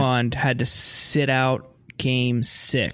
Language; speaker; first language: English; native; English